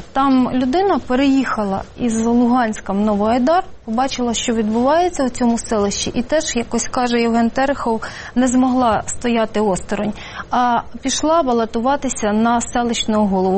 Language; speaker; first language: Ukrainian; native; Ukrainian